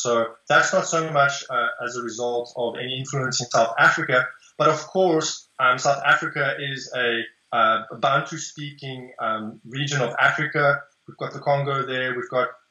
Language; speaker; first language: English; native; English